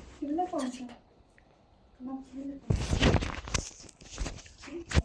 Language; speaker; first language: Turkish; native; Turkish